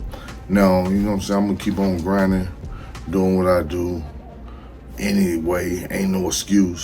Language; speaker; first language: English; native; English